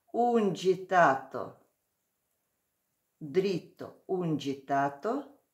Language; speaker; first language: Italian; non-native, learner; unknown